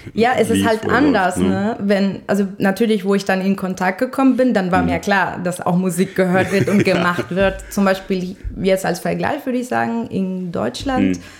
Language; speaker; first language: German; non-native, fluent; Spanish